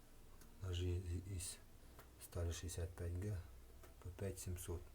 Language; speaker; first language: Russian; native; Russian